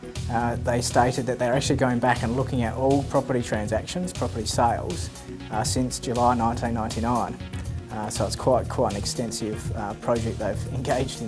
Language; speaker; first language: English; native; English